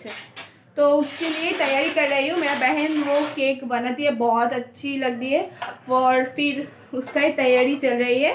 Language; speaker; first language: Hindi; non-native, local second language; Bangla